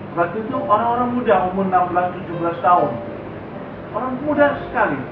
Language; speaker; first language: Indonesian; native; Indonesian